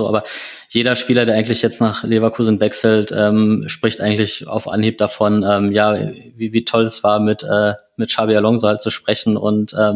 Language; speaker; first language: German; native; German